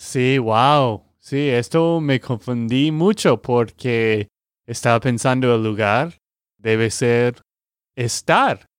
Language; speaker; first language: Spanish; non-native, learner; English